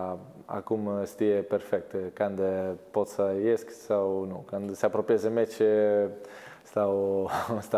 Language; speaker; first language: Romanian; non-native, learner; Italian